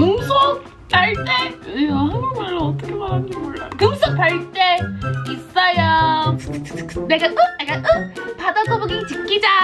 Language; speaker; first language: Korean; non-native, learner; English